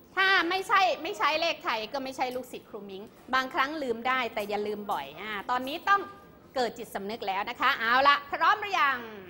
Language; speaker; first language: Thai; native; Thai